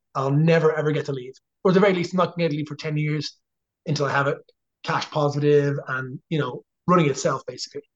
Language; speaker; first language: English; native; English